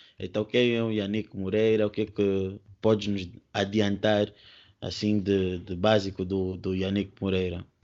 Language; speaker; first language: Portuguese; native; Portuguese